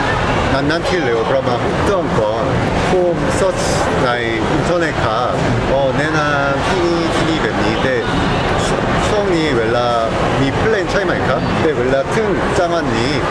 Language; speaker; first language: Thai; non-native, fluent; Korean